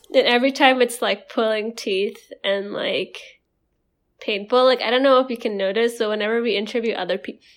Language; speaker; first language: English; non-native, fluent; Indonesian